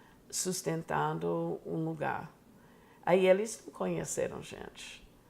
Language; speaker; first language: Portuguese; non-native, fluent; English